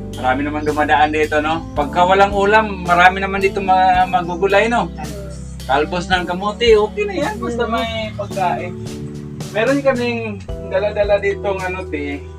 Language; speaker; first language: Filipino; non-native, local second language; Cebuano